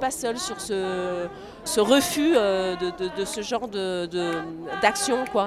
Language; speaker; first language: French; native; French